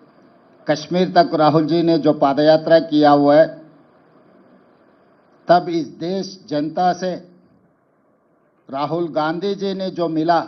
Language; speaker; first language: Hindi; non-native, local second language; Telugu